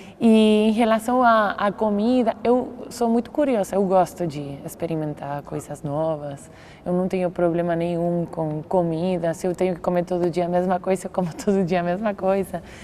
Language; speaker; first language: Portuguese; non-native, fluent; Spanish